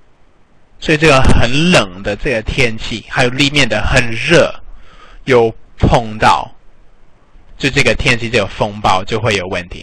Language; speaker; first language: Chinese; non-native, fluent; English